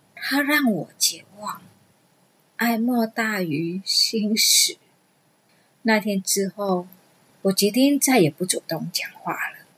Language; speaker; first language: Chinese; non-native, fluent; Vietnamese